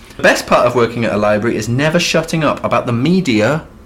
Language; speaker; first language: English; native; English